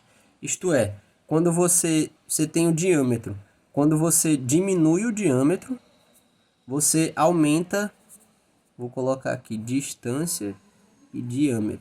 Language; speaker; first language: Portuguese; native; Portuguese